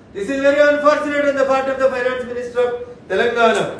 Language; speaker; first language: Hindi; non-native, local second language; Telugu